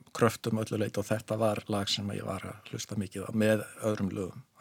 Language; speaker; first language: Icelandic; native; Icelandic